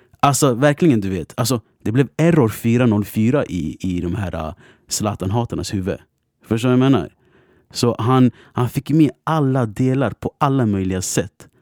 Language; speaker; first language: Swedish; native; Swedish